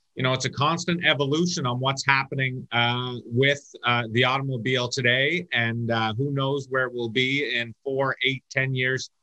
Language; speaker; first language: English; native; English